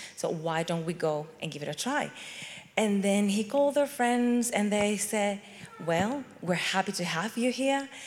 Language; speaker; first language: English; non-native, fluent; Spanish